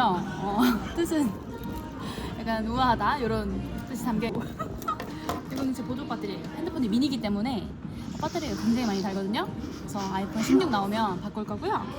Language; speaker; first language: Korean; native; Korean